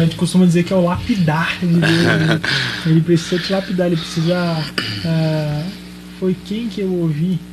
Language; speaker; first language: Portuguese; native; Portuguese